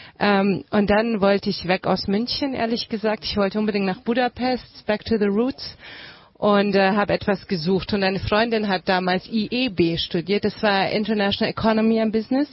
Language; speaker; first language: German; early bilingual, other home language; Hungarian